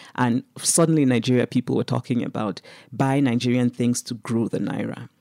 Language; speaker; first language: English; non-native, local second language; Igbo